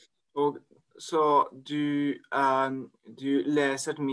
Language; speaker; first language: Norwegian; non-native, learner; French